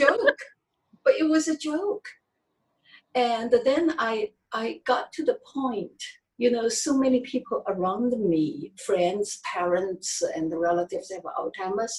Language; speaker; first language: English; non-native, fluent; Chinese